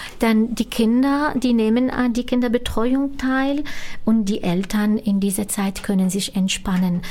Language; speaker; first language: German; non-native, fluent; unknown